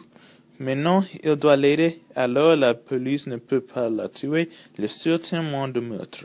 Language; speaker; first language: French; non-native, learner; English